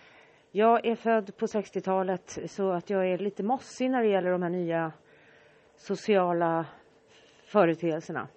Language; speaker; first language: Swedish; native; Swedish